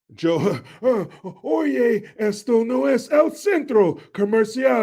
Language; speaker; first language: Spanish; non-native, learner; English